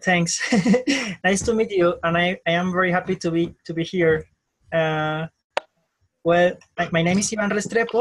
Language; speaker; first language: English; non-native, learner; Spanish